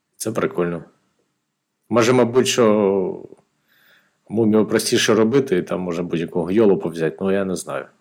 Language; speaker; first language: Ukrainian; non-native, local second language; Russian